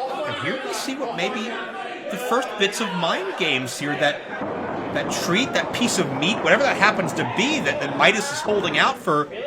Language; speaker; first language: English; native; English